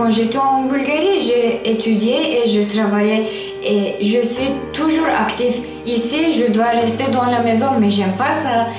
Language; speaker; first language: French; non-native, learner; Turkish